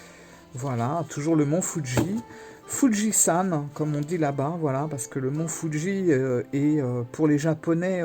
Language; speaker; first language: French; native; French